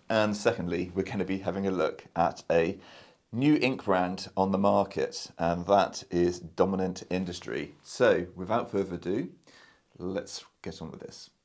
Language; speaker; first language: English; native; English